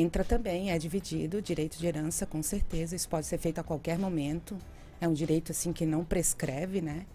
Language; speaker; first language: Portuguese; native; Portuguese